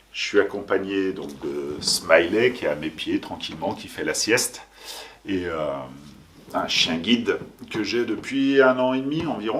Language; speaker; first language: French; native; French